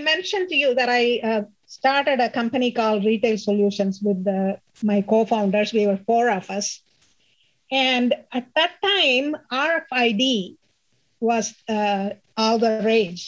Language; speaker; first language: English; non-native, local second language; Tamil